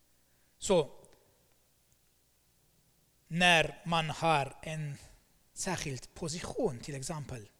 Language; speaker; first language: Swedish; non-native, fluent; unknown